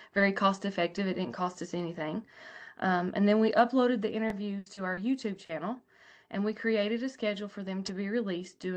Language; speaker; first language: English; native; English